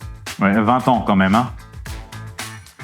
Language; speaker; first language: French; native; French